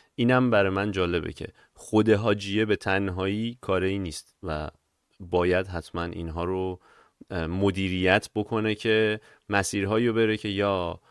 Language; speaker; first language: Persian; native; Persian